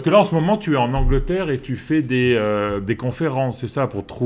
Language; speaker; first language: French; native; French